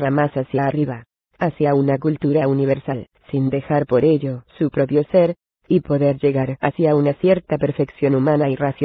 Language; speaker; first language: Spanish; native; Spanish